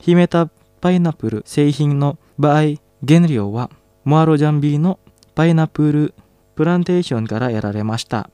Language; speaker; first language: Japanese; non-native, fluent; Indonesian